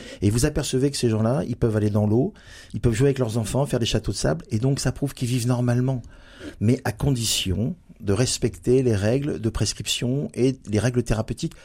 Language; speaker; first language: French; native; French